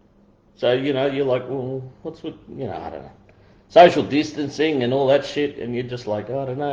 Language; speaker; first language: English; native; English